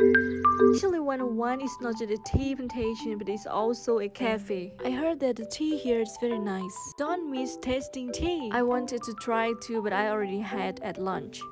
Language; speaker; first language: English; non-native, fluent; Thai